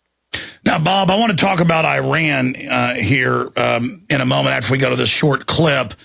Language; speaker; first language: English; native; English